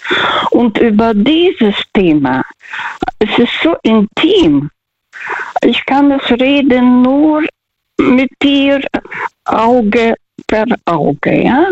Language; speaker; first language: German; non-native, fluent; Russian